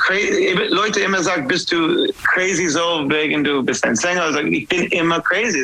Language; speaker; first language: German; non-native, learner; English